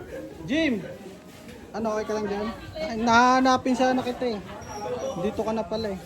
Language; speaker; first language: Filipino; native; Filipino